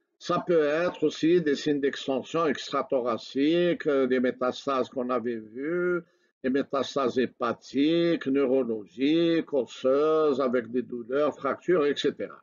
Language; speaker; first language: French; non-native, local second language; Arabic